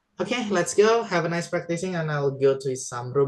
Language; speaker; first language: English; non-native, fluent; Indonesian